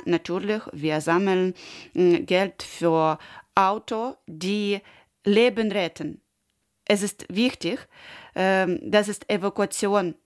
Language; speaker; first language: German; non-native, learner; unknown